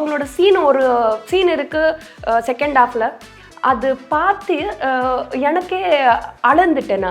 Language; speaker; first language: Tamil; non-native, learner; Telugu